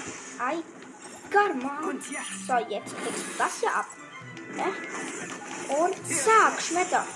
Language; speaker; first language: German; native; German